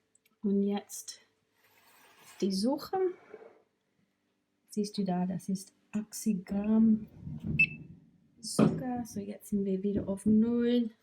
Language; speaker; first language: German; non-native, fluent; English